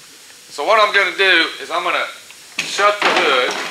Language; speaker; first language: English; native; English